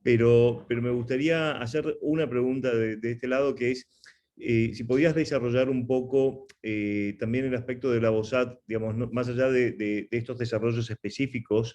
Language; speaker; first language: Spanish; native; Spanish